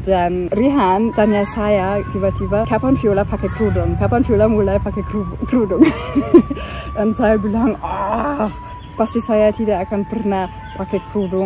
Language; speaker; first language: Indonesian; non-native, fluent; German